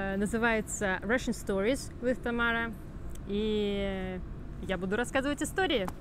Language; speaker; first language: Russian; native; Russian